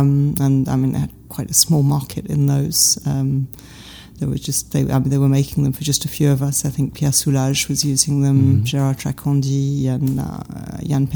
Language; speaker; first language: English; native; English